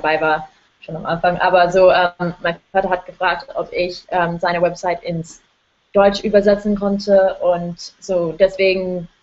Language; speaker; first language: German; non-native, fluent; English